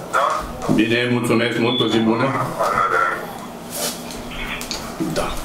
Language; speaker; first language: Romanian; native; Romanian